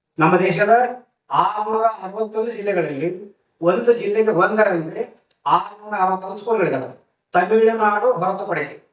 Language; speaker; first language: Kannada; native; Kannada